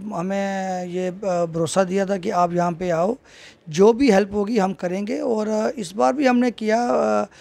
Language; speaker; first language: Hindi; native; Hindi